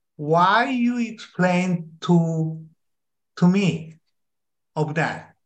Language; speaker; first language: English; non-native, learner; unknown